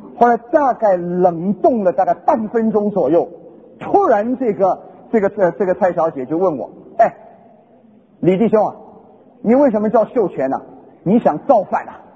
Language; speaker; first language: Chinese; non-native, local second language; Hakka Chinese